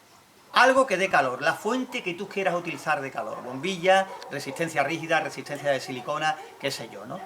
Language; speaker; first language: Spanish; native; Spanish